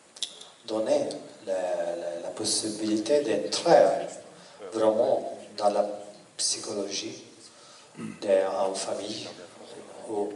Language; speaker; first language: French; non-native, learner; Italian